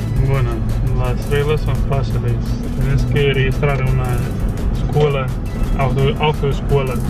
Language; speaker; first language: Spanish; non-native, fluent; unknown